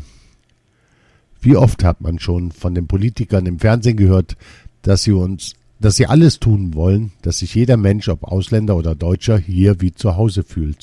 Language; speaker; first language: German; early bilingual, other home language; Arabic